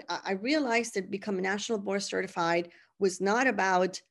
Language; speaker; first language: English; non-native, fluent; Spanish